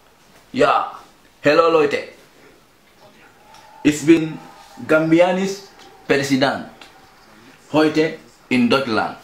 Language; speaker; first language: German; non-native, learner; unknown